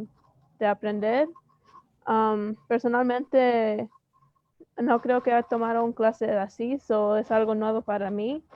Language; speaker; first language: Spanish; early bilingual, heritage; Spanish